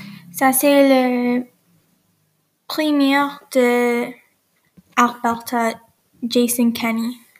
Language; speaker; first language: French; non-native, learner; English